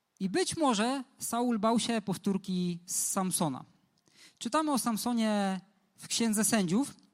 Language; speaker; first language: Polish; native; Polish